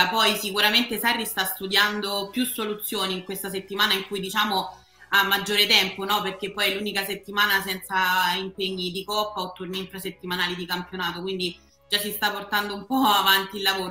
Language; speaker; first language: Italian; native; Italian